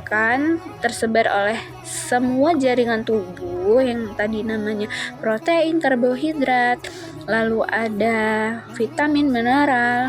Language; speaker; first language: Indonesian; native; Indonesian